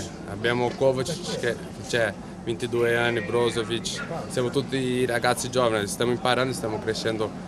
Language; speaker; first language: Italian; non-native, fluent; Portuguese